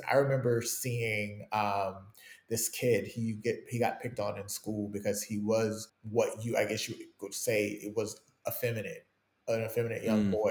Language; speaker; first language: English; native; English